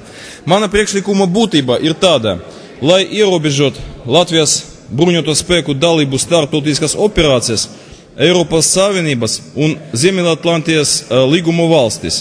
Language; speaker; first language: Latvian; non-native, local second language; Russian